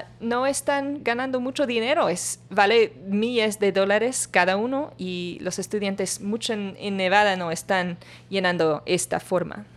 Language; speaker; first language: Spanish; non-native, learner; English